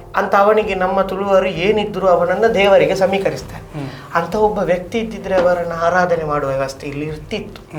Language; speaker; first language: Kannada; non-native, local second language; Tulu